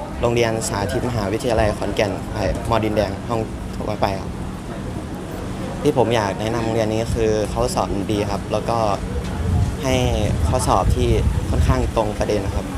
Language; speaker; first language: Thai; native; Thai